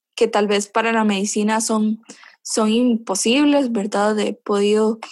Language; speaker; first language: Spanish; native; Spanish